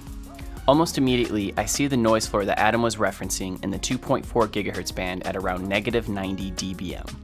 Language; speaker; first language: English; native; English